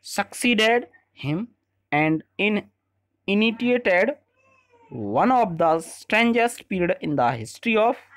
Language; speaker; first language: Hindi; native; Hindi